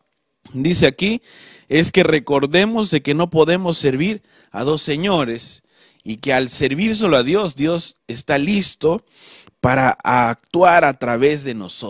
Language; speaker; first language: Spanish; native; Spanish